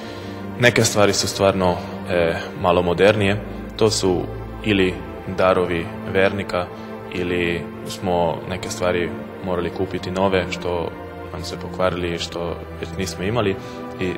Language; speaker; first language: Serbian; non-native, local second language; Hungarian